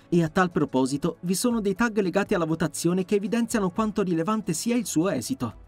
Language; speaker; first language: Italian; native; Italian